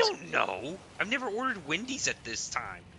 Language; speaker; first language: English; native; English